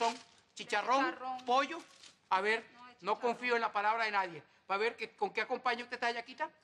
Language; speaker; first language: Spanish; native; Spanish